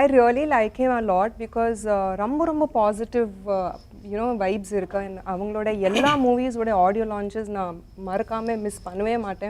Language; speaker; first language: Tamil; non-native, local second language; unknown